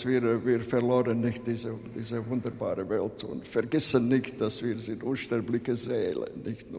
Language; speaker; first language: German; non-native, fluent; Latvian